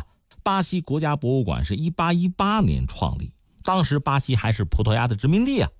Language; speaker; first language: Chinese; native; Chinese